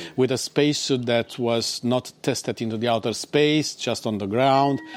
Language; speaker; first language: English; non-native, fluent; Romanian